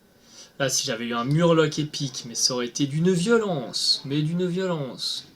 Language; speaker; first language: French; native; French